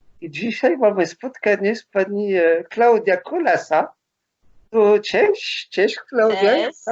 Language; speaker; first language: Polish; non-native, learner; French